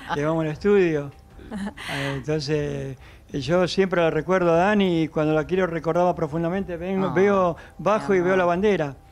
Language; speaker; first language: Spanish; native; Spanish